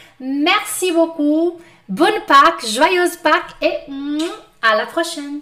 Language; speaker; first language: French; non-native, fluent; Portuguese